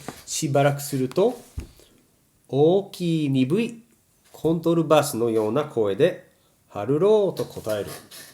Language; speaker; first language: Japanese; non-native, fluent; English